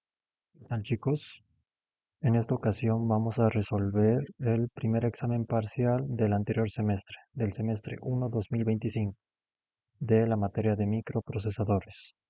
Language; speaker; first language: Spanish; native; Spanish